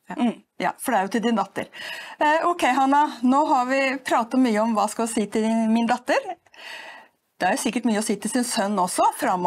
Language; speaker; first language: Norwegian; native; Norwegian